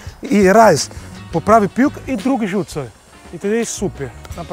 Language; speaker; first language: Polish; non-native, learner; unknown